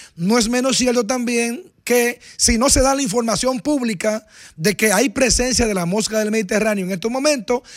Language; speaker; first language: Spanish; native; Spanish